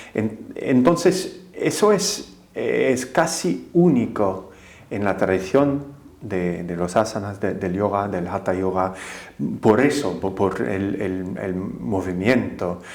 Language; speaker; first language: Spanish; non-native, fluent; English